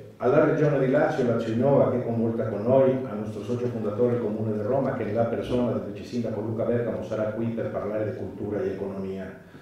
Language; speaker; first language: Italian; non-native, fluent; Spanish